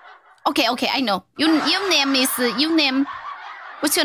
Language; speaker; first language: English; non-native, learner; Chinese